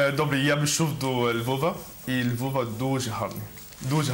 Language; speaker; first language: Ukrainian; non-native, learner; Arabic